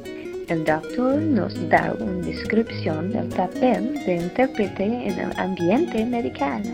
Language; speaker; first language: Spanish; non-native, learner; English